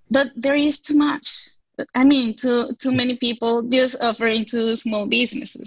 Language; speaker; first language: English; non-native, fluent; Spanish